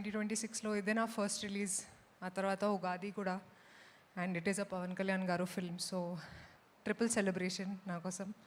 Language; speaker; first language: Telugu; non-native, fluent; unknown